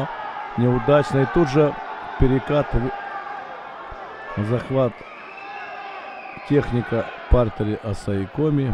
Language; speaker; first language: Russian; native; Russian